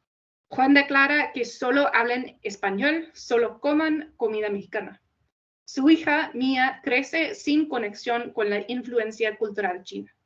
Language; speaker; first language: Spanish; non-native, fluent; English